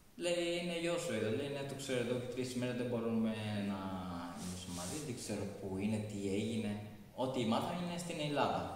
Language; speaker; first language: Greek; non-native, fluent; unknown